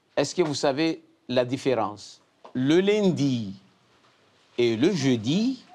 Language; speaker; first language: French; non-native, local second language; Comorian